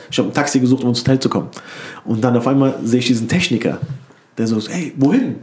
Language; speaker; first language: German; early bilingual, other home language; Turkish